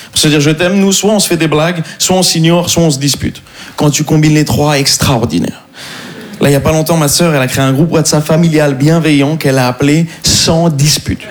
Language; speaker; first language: French; native; French